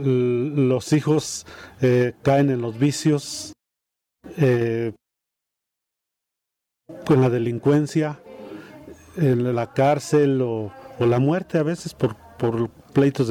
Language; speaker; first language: Spanish; native; Spanish